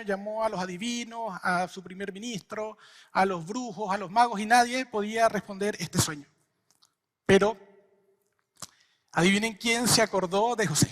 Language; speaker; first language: Spanish; native; Spanish